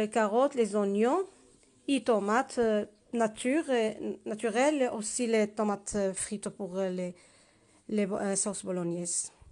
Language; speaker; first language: French; non-native, learner; Spanish